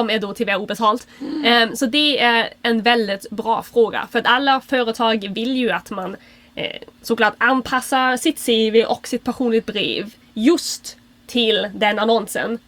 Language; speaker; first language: Swedish; non-native, fluent; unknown